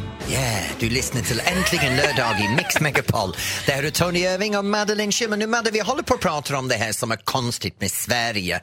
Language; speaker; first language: Swedish; non-native, fluent; English